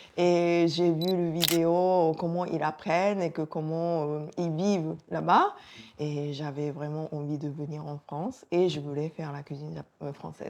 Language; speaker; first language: French; non-native, fluent; Japanese